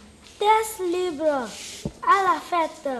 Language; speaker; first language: French; non-native, learner; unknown